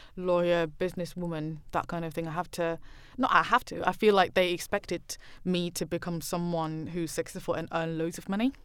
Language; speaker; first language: English; non-native, fluent; Chinese